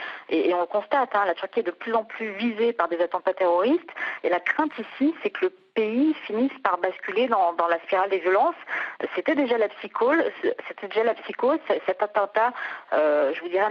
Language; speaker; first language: French; native; French